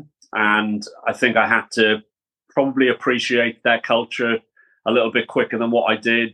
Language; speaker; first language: English; native; English